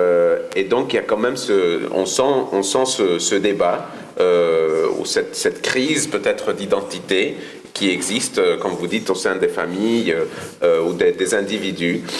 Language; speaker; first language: French; non-native, fluent; Spanish